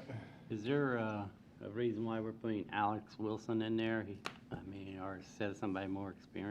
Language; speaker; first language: English; native; English